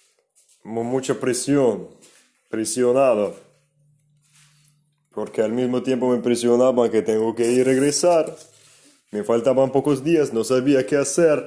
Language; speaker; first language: Spanish; non-native, fluent; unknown